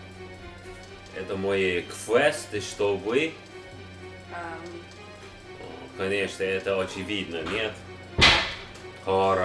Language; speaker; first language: Russian; non-native, learner; English